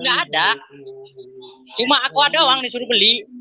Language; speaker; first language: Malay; non-native, local second language; Achinese